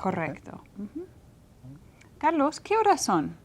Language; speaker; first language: Spanish; non-native, learner; English